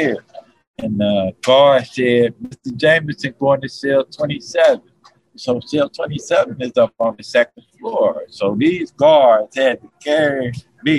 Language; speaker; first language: English; native; English